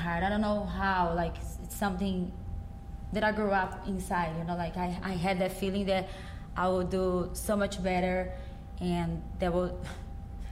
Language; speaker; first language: English; non-native, fluent; Portuguese